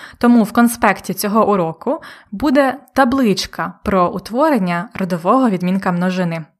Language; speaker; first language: Ukrainian; native; Ukrainian